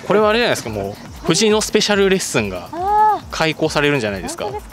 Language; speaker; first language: Japanese; native; Japanese